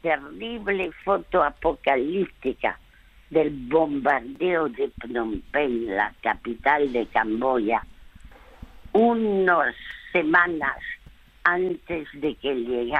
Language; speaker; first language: Spanish; early bilingual, other home language; French